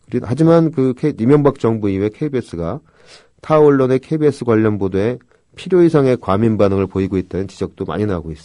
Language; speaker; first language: Korean; native; Korean